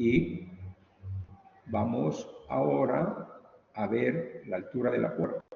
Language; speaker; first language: Spanish; native; Spanish